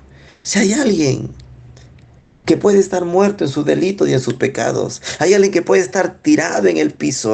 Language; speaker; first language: Spanish; native; Spanish